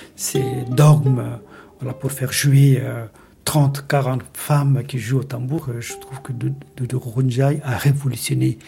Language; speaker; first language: French; non-native, local second language; Bambara